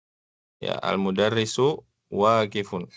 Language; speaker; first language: Arabic; non-native, fluent; Indonesian